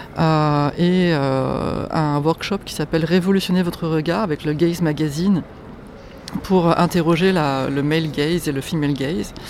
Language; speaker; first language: French; non-native, fluent; Polish